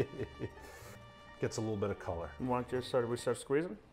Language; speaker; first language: English; native; English